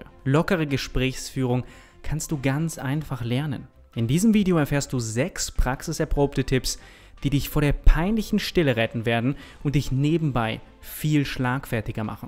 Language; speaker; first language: German; native; German